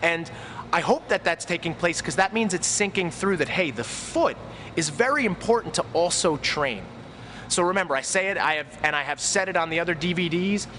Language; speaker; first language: English; native; English